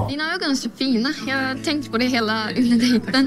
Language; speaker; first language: Swedish; early bilingual, other home language; Azerbaijani